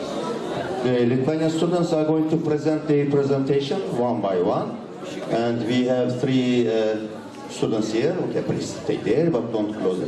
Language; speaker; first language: English; non-native, fluent; Turkish